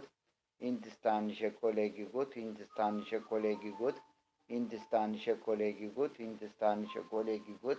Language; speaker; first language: German; non-native, learner; Turkish